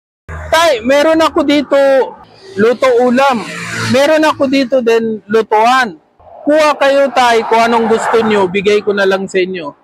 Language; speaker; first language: Filipino; non-native, learner; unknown